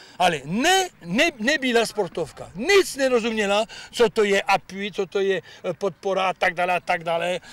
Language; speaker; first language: Czech; non-native, fluent; French